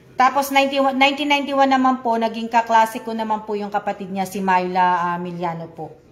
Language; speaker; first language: Filipino; native; Filipino